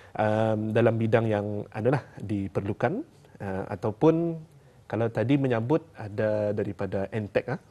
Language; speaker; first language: Malay; native; Malay